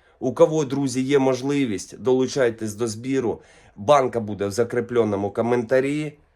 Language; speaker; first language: Ukrainian; native; Ukrainian